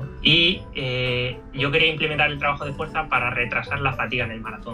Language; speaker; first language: Spanish; native; Spanish